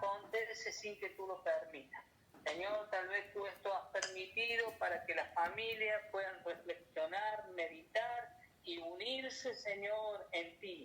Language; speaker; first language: Spanish; native; Spanish